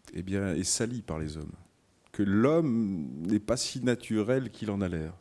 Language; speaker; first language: French; native; French